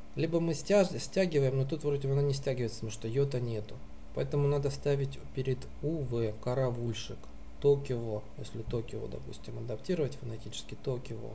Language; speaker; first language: Russian; native; Russian